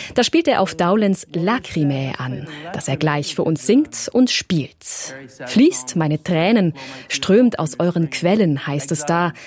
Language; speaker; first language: German; native; German